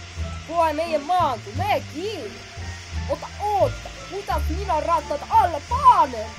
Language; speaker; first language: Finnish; non-native, learner; Estonian